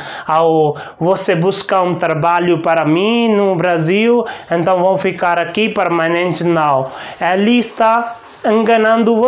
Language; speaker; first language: Portuguese; non-native, learner; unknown